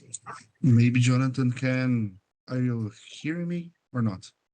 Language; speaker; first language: English; non-native, fluent; Portuguese